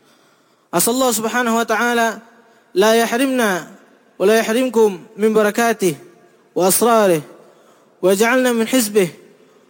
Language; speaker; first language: Arabic; non-native, fluent; Indonesian